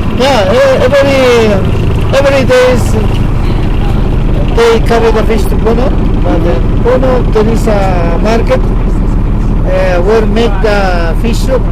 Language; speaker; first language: English; non-native, learner; Spanish